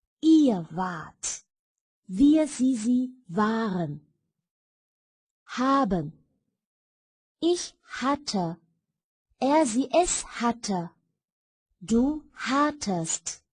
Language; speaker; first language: German; non-native, fluent; Chinese